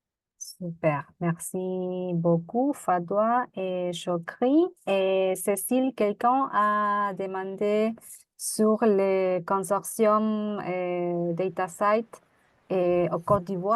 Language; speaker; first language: French; non-native, fluent; Spanish